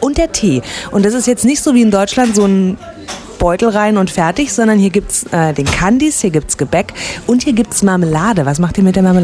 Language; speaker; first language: German; native; German